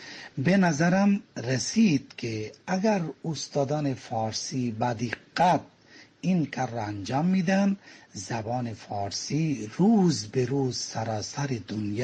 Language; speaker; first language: Persian; non-native, fluent; Bangla